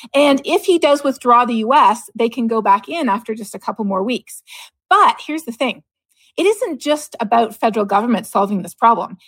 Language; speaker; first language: English; native; English